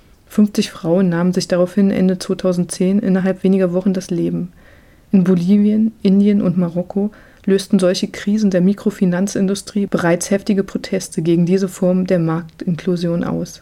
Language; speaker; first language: German; native; German